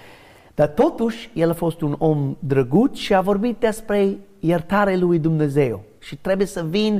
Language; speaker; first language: Romanian; non-native, learner; English